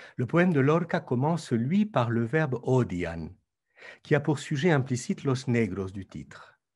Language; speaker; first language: French; native; French